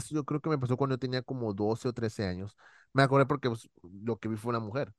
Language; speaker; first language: Spanish; native; Spanish